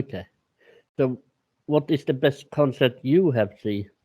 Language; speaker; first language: English; non-native, learner; Swedish